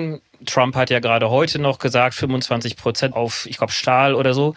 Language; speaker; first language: German; native; German